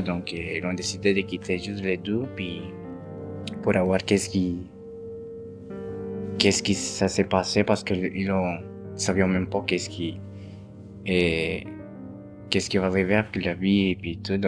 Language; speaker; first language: French; non-native, fluent; Spanish